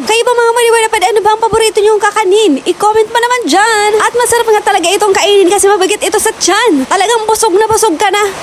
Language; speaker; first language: Filipino; non-native, local second language; Bikol